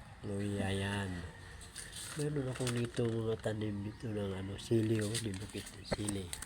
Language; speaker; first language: Filipino; non-native, local second language; Cebuano